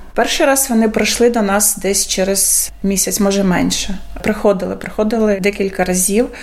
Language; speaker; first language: Ukrainian; native; Ukrainian